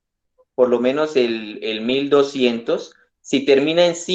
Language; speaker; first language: Spanish; native; Spanish